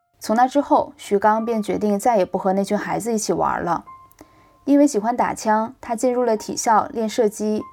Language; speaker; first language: Chinese; native; Chinese